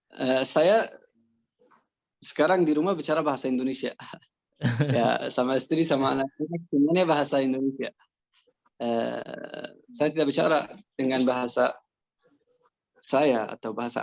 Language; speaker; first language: Indonesian; non-native, learner; Persian